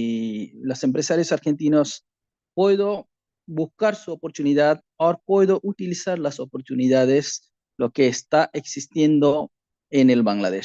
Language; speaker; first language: Spanish; non-native, learner; Bangla